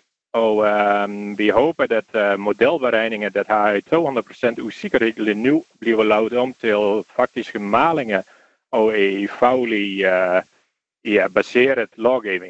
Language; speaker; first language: Danish; non-native, fluent; Dutch